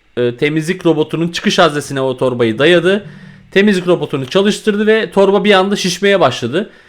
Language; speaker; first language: Turkish; native; Turkish